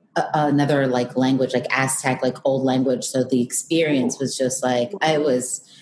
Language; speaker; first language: English; native; English